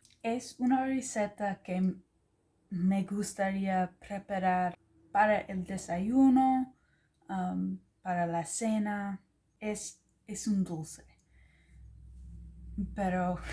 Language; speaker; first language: Spanish; non-native, learner; English